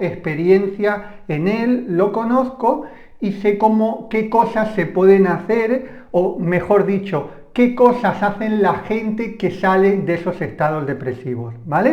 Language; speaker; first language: Spanish; native; Spanish